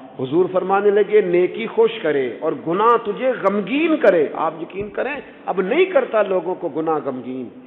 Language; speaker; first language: Urdu; non-native, local second language; Punjabi